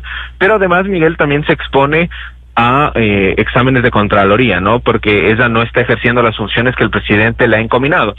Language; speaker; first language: Spanish; native; Spanish